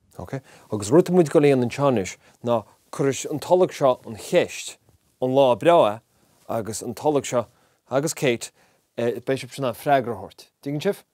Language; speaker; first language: Irish; native; Irish